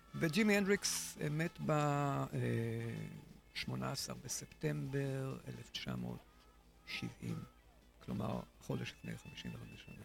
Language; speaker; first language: Hebrew; native; Hebrew